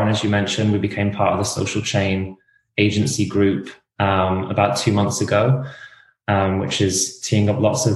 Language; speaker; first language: English; native; English